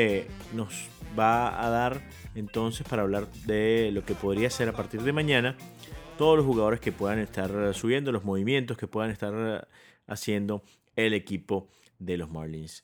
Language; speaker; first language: Spanish; native; Spanish